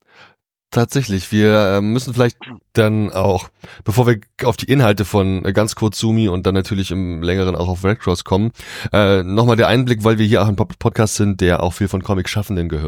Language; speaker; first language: German; native; German